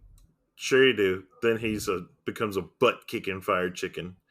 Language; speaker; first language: English; native; English